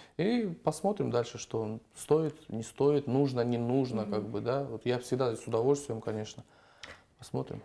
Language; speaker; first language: Russian; non-native, local second language; Armenian